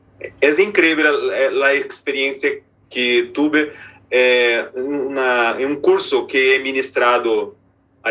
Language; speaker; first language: Spanish; non-native, fluent; Portuguese